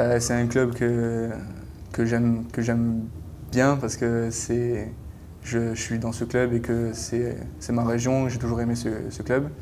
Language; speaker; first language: French; native; French